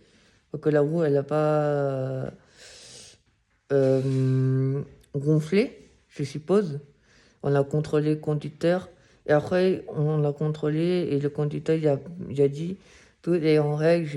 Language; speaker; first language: French; non-native, fluent; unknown